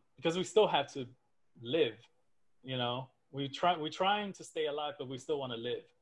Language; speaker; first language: English; native; English